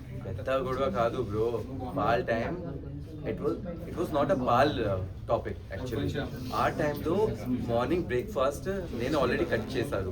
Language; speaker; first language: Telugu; non-native, learner; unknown